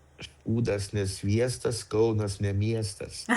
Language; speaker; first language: Lithuanian; non-native, local second language; Russian